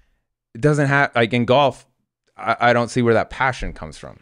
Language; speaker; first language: English; native; English